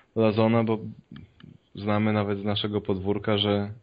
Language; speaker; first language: Polish; native; Polish